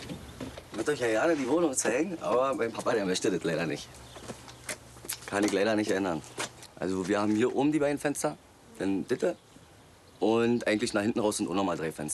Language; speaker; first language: German; native; German